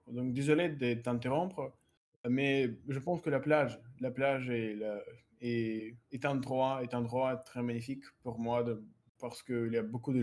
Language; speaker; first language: French; non-native, learner; Russian